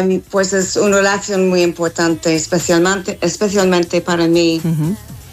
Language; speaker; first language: Spanish; non-native, learner; English